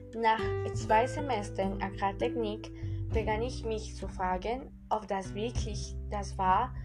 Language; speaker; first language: German; non-native, fluent; Spanish